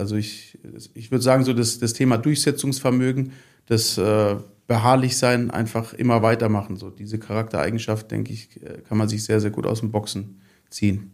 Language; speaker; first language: German; native; German